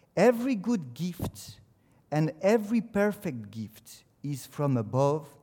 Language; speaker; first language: English; non-native, fluent; French